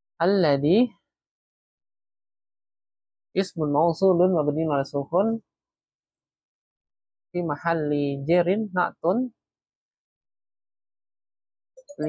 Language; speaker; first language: Arabic; non-native, fluent; Indonesian